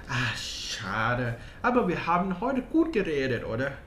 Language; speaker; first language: German; non-native, learner; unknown